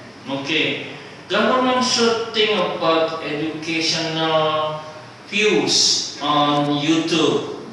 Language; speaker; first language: English; non-native, learner; Indonesian